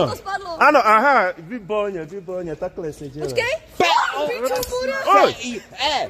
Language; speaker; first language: Czech; non-native, learner; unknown